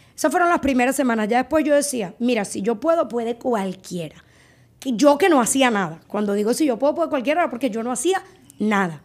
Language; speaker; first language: Spanish; native; Spanish